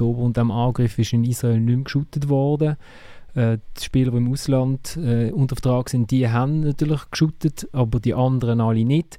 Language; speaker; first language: German; native; German